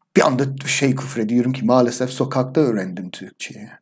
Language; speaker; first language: Turkish; non-native, learner; English